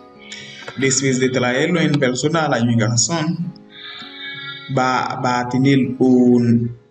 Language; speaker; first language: Spanish; non-native, learner; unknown